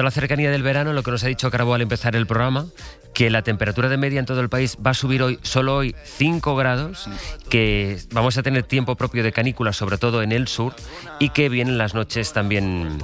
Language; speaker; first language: Spanish; native; Spanish